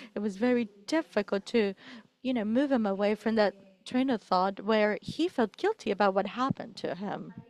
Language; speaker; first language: English; non-native, fluent; Spanish